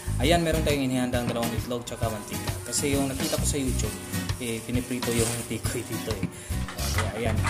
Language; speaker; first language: Filipino; non-native, local second language; Cebuano